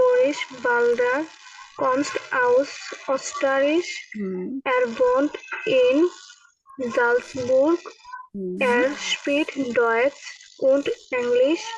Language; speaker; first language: German; non-native, learner; Bangla